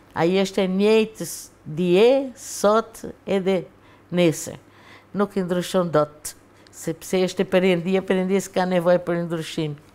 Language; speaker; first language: Albanian; non-native, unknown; Portuguese